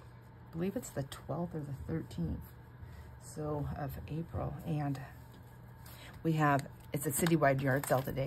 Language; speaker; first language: English; native; English